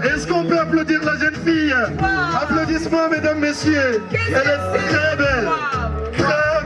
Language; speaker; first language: French; non-native, local second language; Rundi